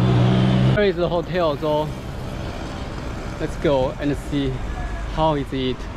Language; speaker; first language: English; non-native, learner; Chinese